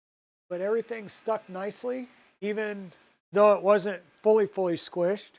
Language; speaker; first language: English; native; English